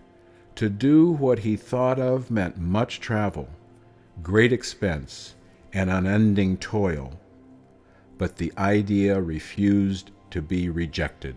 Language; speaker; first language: English; native; English